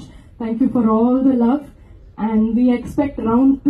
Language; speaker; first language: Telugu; non-native, fluent; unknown